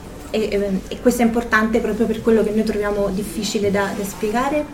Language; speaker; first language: Italian; native; Italian